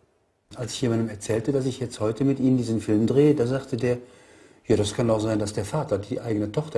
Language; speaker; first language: German; native; German